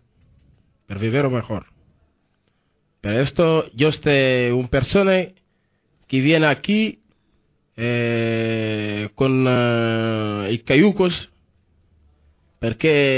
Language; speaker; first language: Spanish; non-native, learner; Wolof